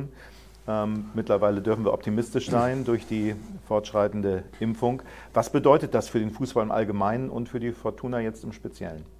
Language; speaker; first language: German; native; German